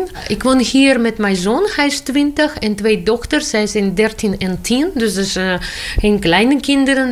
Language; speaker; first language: Dutch; non-native, learner; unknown